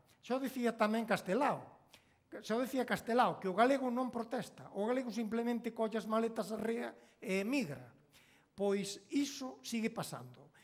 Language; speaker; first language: Galician; native; Galician